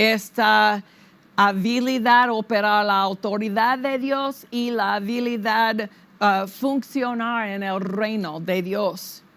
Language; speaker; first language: Spanish; non-native, fluent; English